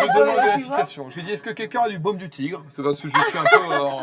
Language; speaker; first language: French; native; French